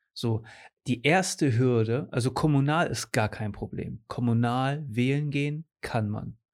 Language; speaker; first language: German; early bilingual, other home language; Portuguese